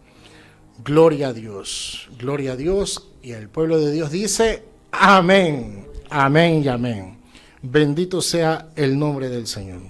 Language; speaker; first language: Spanish; native; Spanish